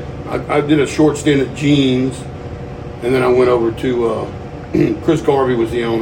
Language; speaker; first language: English; native; English